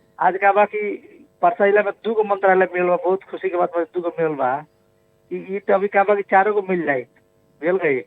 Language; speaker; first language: Bhojpuri; native; Bhojpuri